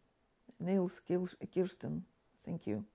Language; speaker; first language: English; non-native, fluent; Ukrainian